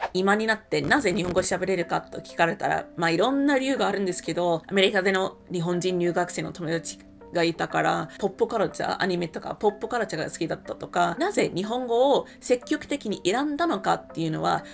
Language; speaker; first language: Japanese; non-native, fluent; English